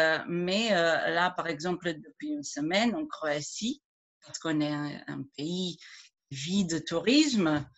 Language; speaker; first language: French; non-native, fluent; Croatian